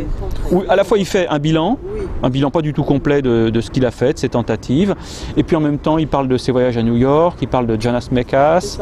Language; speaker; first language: French; native; French